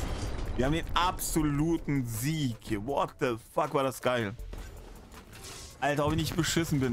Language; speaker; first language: German; native; German